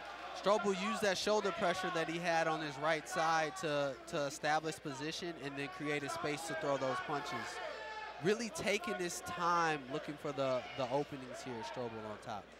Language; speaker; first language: English; native; English